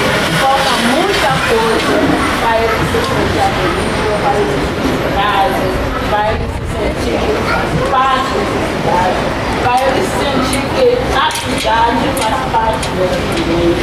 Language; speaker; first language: Portuguese; non-native, learner; Haitian Creole